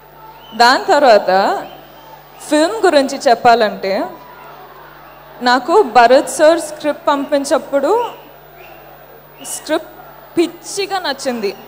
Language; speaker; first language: Telugu; non-native, fluent; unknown